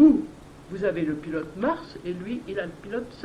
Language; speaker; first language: French; native; French